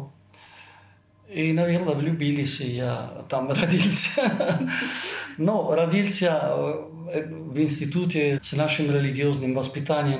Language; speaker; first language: Russian; non-native, fluent; Italian